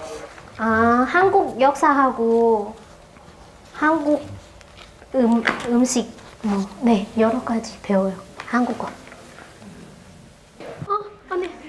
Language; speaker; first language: Korean; non-native, local second language; Lao